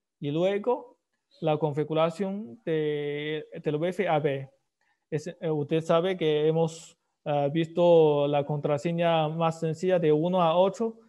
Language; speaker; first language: Spanish; non-native, fluent; Chinese